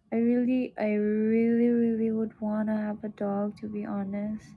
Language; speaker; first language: English; non-native, local second language; Filipino